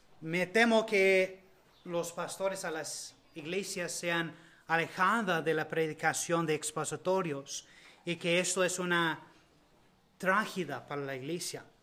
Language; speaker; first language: Spanish; non-native, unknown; English